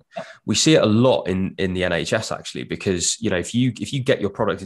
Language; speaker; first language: English; native; English